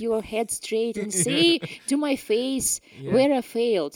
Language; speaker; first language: English; non-native, fluent; Ukrainian